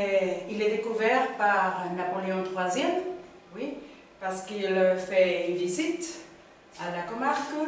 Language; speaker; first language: French; non-native, learner; Spanish